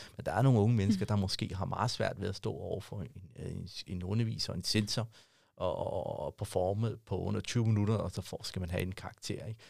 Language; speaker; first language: Danish; early bilingual, other home language; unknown